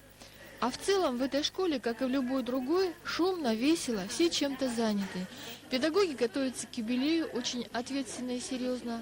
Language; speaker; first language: Russian; native; Russian